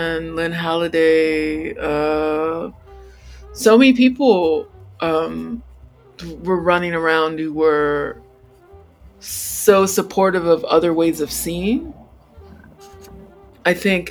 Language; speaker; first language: English; native; English